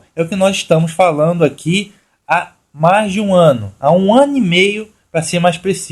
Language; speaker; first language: Portuguese; native; Portuguese